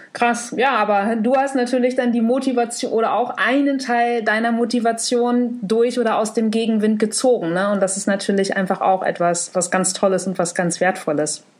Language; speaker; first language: German; native; German